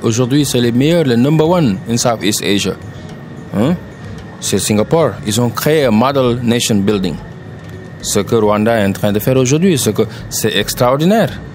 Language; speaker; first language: French; non-native, local second language; Wolof